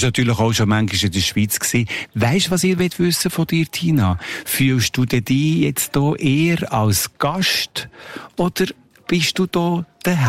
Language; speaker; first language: German; native; German